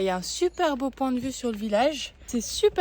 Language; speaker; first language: French; native; French